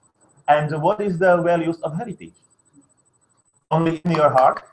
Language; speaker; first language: English; non-native, learner; Slovak